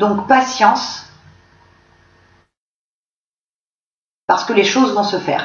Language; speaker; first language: French; native; French